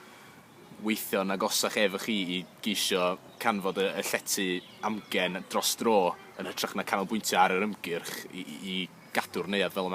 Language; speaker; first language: Welsh; native; Welsh